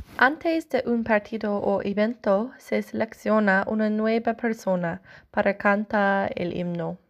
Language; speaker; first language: Spanish; non-native, learner; English